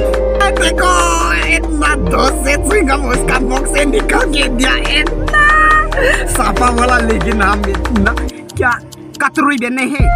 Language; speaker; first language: Hindi; non-native, local second language; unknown